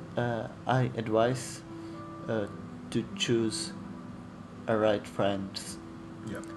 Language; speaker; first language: English; non-native, learner; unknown